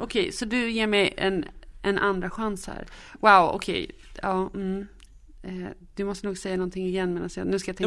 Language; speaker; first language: Swedish; native; Swedish